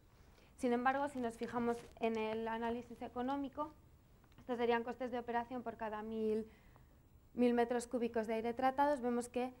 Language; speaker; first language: Spanish; native; Spanish